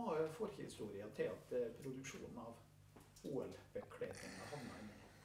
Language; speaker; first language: Norwegian; native; Norwegian